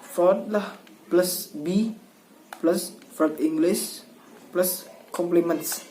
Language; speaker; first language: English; non-native, learner; Indonesian